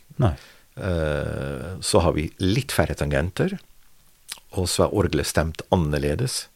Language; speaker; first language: Norwegian; non-native, fluent; Dutch